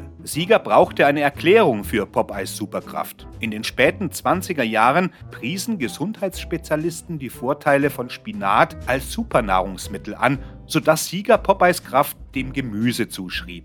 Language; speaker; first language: German; native; German